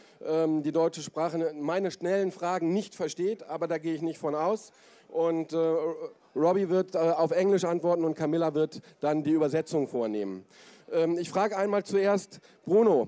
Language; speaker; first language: German; native; German